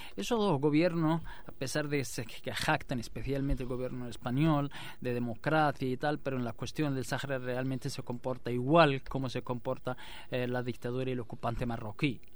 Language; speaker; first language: Spanish; non-native, local second language; Arabic